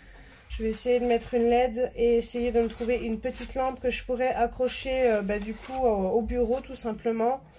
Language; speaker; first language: French; native; French